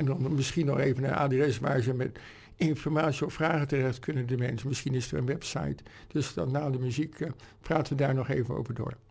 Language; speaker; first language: Dutch; native; Dutch